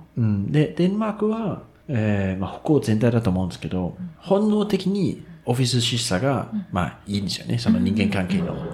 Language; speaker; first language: Japanese; non-native, fluent; Danish